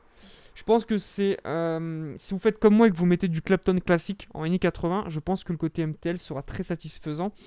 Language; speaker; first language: French; native; French